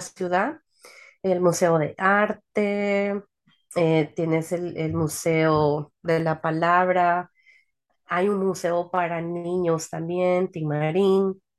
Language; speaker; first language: Spanish; early bilingual, heritage; Spanish